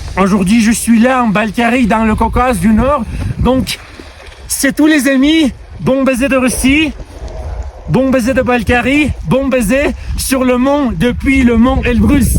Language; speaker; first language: French; non-native, fluent; Russian